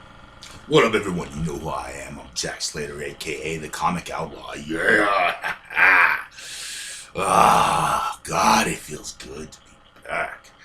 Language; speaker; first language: English; native; English